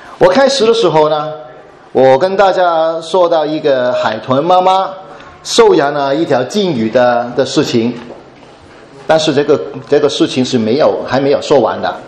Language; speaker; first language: Chinese; non-native, local second language; Cantonese